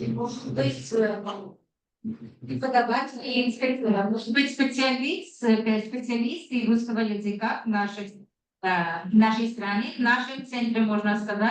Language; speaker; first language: Russian; non-native, fluent; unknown